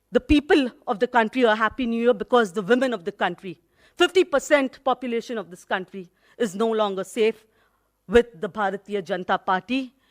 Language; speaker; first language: English; non-native, local second language; Hindi